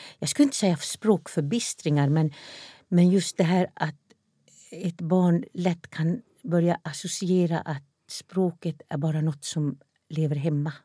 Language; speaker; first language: Swedish; non-native, local second language; Northern Sami